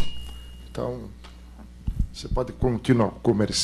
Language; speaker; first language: Portuguese; native; Portuguese